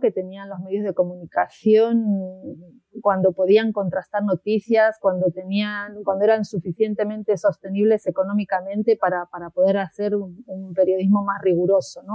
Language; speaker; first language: Spanish; native; Spanish